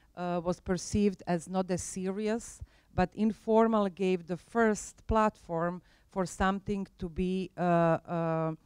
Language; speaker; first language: English; non-native, fluent; Croatian